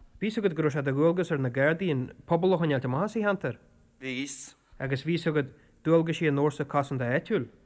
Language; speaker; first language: Irish; native; Irish